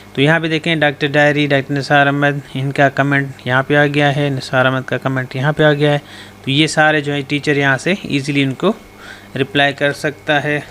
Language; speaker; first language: Urdu; non-native, local second language; Sindhi